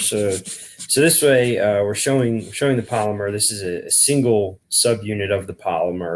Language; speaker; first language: English; native; English